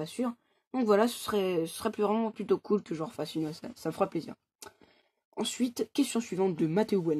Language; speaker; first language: French; native; French